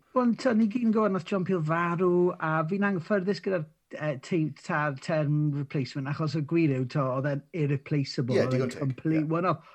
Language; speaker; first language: Welsh; native; Welsh